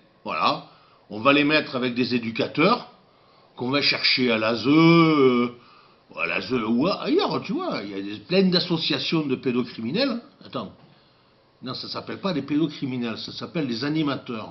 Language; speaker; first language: French; native; French